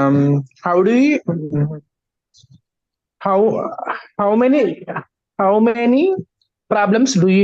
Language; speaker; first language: English; non-native, learner; Telugu